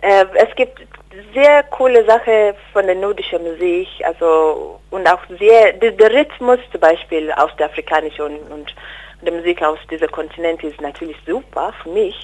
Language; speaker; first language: German; non-native, learner; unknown